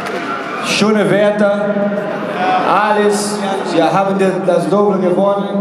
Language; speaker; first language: German; non-native, learner; Portuguese